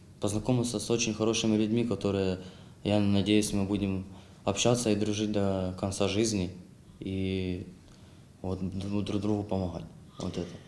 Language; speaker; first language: Russian; non-native, local second language; Ukrainian